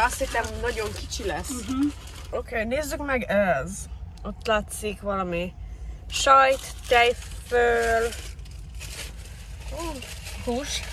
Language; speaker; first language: Hungarian; non-native, fluent; English